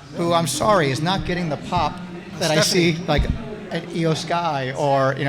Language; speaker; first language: English; native; English